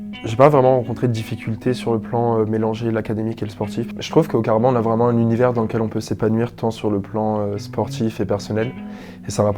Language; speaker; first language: French; native; French